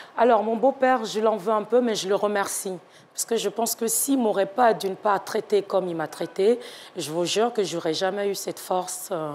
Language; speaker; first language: French; non-native, local second language; Yoruba